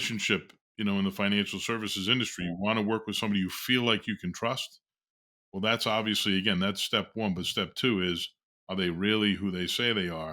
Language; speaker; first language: English; native; English